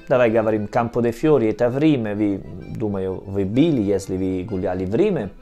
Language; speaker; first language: Russian; non-native, learner; Italian